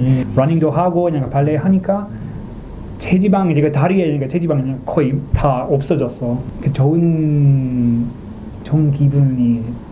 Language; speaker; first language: Korean; non-native, learner; English